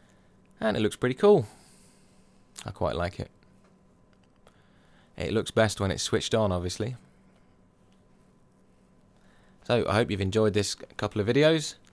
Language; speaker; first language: English; native; English